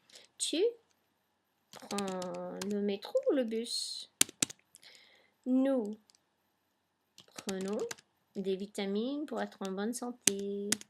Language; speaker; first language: French; non-native, fluent; English